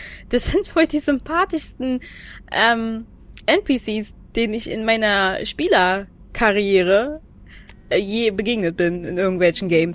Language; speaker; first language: German; native; German